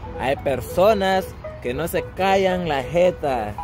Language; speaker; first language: Spanish; native; Spanish